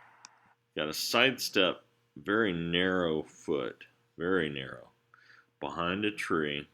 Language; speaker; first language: English; native; English